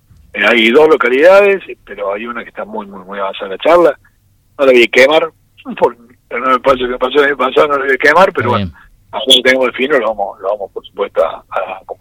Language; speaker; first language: Spanish; native; Spanish